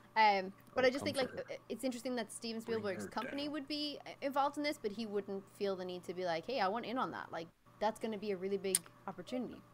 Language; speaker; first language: English; native; English